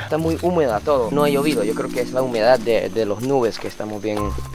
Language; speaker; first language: Spanish; non-native, fluent; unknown